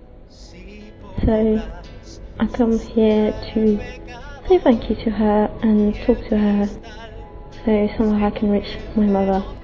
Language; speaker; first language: English; non-native, fluent; French